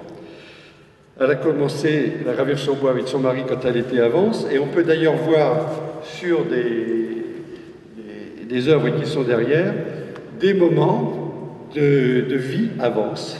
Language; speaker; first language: French; native; French